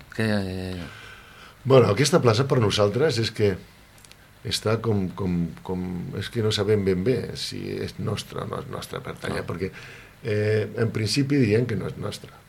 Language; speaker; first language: Catalan; non-native, local second language; Spanish